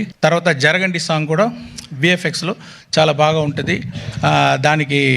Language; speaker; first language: Telugu; non-native, local second language; Tamil